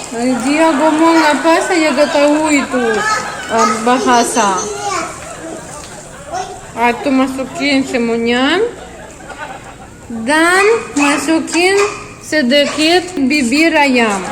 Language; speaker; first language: Indonesian; non-native, learner; Russian